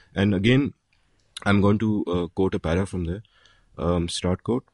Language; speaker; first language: English; non-native, local second language; Hindi